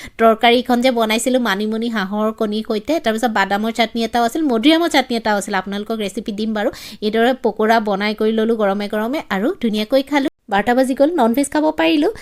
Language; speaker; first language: Assamese; native; Assamese